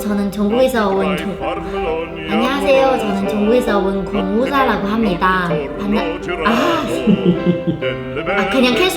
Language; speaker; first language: Korean; non-native, learner; Chinese